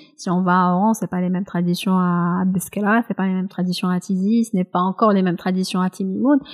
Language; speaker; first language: French; non-native, local second language; Kabyle